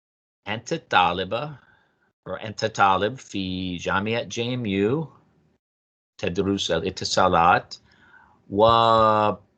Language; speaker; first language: Arabic; non-native, fluent; English